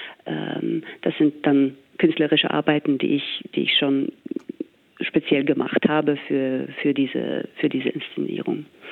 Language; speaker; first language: German; non-native, fluent; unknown